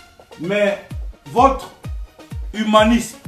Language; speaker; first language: French; native; French